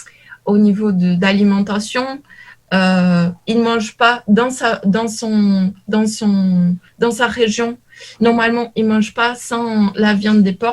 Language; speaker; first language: French; non-native, learner; Portuguese